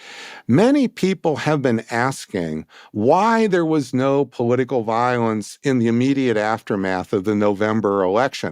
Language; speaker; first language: English; native; English